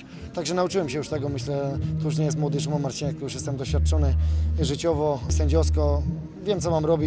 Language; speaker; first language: Polish; native; Polish